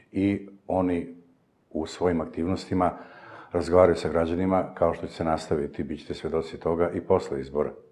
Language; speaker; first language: Serbian; native; Serbian